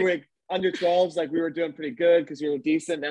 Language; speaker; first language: English; native; English